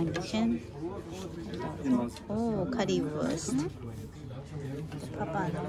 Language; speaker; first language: Japanese; native; Japanese